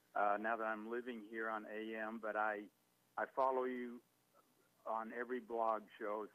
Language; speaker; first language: English; native; English